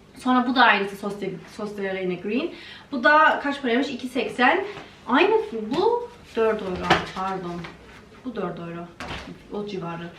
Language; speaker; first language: Turkish; early bilingual, heritage; Turkish